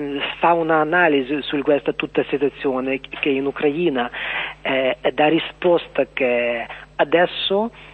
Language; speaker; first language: Italian; non-native, learner; Ukrainian